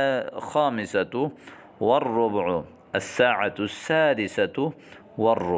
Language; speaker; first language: Arabic; non-native, fluent; Urdu